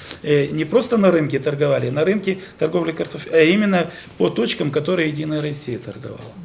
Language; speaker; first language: Russian; native; Russian